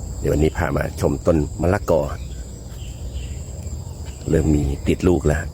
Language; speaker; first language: Thai; native; Thai